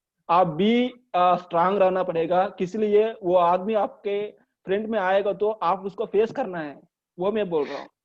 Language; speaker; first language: Hindi; non-native, local second language; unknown